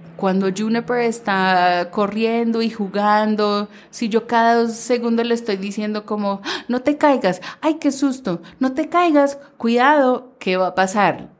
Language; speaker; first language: Spanish; early bilingual, heritage; Spanish